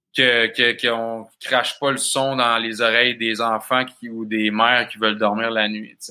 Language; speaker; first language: French; native; French